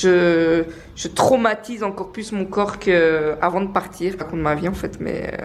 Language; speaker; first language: French; native; French